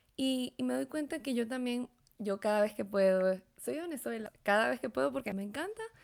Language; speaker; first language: Spanish; native; Spanish